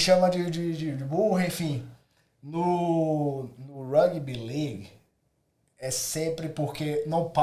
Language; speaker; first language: Portuguese; native; Portuguese